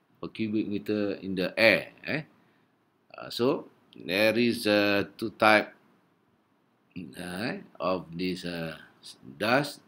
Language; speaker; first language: English; non-native, local second language; Malay